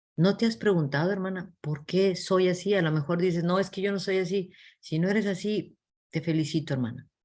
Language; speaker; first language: Spanish; early bilingual, heritage; English